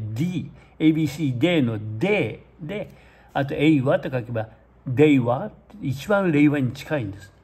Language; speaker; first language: Japanese; native; Japanese